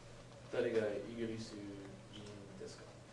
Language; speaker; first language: Japanese; non-native, learner; English